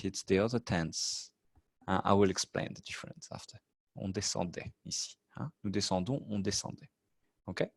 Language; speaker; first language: French; native; French